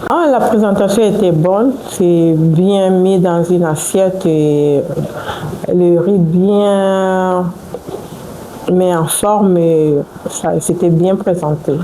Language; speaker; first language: French; non-native, local second language; Lingala